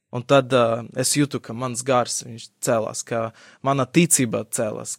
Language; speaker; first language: Latvian; non-native, local second language; Russian